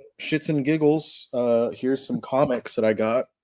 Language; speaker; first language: English; native; English